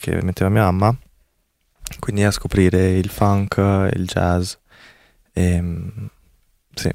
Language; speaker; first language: Italian; early bilingual, other home language; Korean